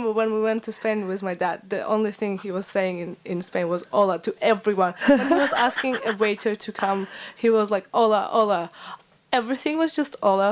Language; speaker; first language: English; non-native, fluent; Uzbek